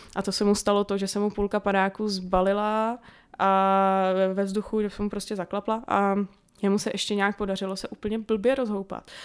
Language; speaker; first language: Czech; native; Czech